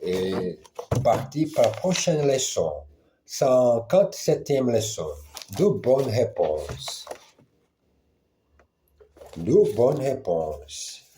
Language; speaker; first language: French; non-native, learner; Portuguese